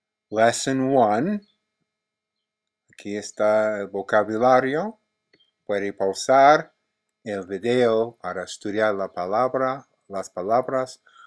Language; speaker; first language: Spanish; non-native, fluent; English